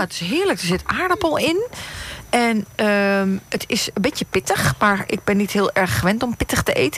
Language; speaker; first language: Dutch; native; Dutch